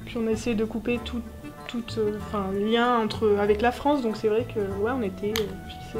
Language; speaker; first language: French; native; French